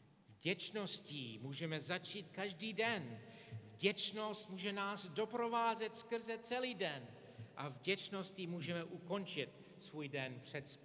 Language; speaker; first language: Czech; non-native, fluent; English